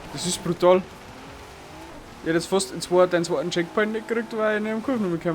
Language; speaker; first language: German; native; German